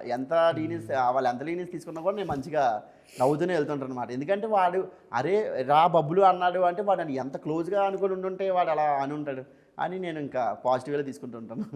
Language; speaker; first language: Telugu; native; Telugu